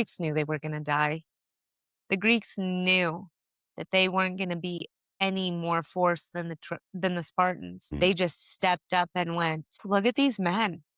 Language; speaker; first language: English; native; English